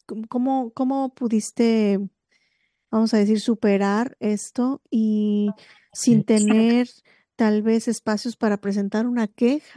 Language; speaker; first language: Spanish; native; Spanish